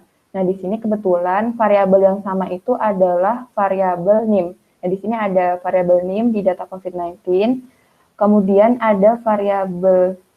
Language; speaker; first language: Indonesian; native; Indonesian